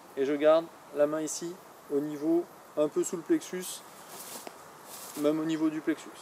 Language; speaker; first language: French; native; French